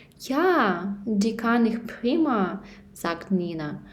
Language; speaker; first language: German; non-native, learner; Ukrainian